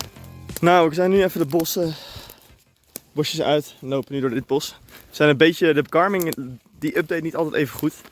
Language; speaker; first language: Dutch; native; Dutch